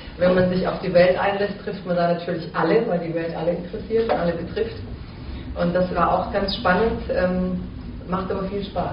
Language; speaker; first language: German; early bilingual, other home language; Croatian